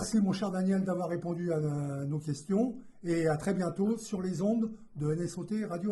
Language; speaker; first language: French; native; French